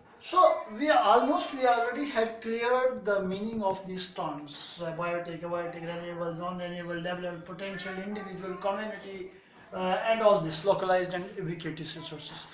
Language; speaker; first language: English; non-native, local second language; Hindi